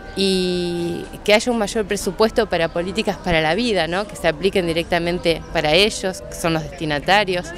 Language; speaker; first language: Spanish; native; Spanish